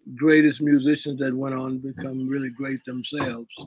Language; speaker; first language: English; native; English